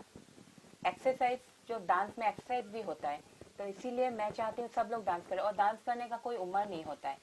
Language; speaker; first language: Hindi; non-native, local second language; Assamese